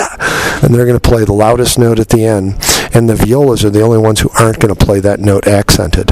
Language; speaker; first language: English; native; English